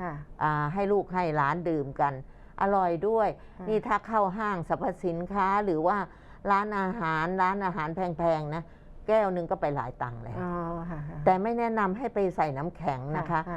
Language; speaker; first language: Thai; native; Thai